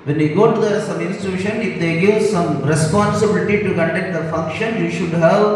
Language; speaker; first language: English; non-native, local second language; Tamil